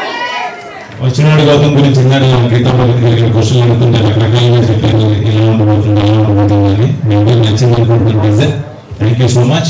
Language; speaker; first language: Telugu; native; Telugu